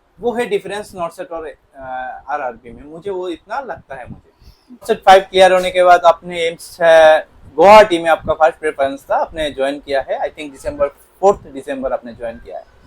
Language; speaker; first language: Hindi; non-native, local second language; Bangla